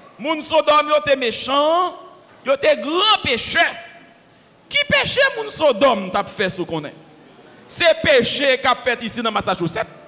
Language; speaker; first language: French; non-native, local second language; Haitian Creole